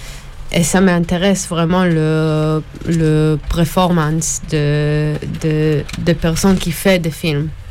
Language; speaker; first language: French; non-native, learner; Hebrew